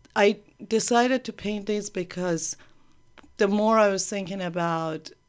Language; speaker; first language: English; early bilingual, other home language; Persian